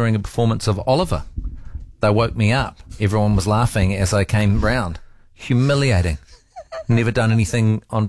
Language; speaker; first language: English; native; English